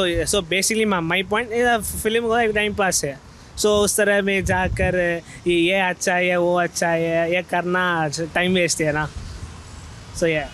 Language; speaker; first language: Hindi; non-native, learner; Tamil